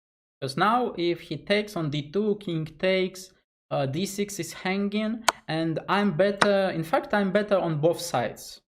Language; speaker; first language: English; non-native, fluent; Russian